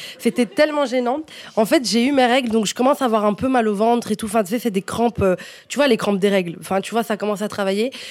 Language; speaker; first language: French; non-native, fluent; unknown